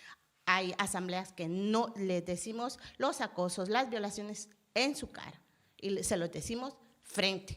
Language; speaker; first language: Spanish; non-native, learner; Turkish